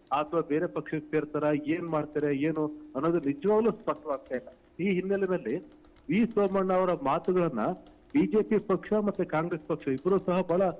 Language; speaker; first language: Kannada; native; Kannada